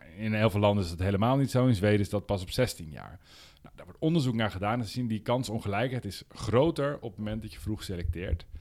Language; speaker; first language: Dutch; native; Dutch